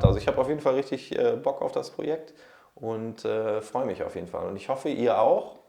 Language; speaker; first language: German; native; German